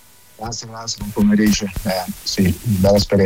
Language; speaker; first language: Italian; non-native, fluent; Portuguese